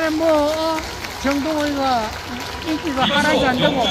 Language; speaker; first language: Korean; native; Korean